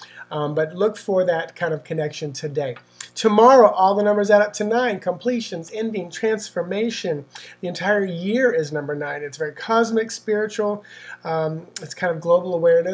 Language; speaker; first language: English; native; English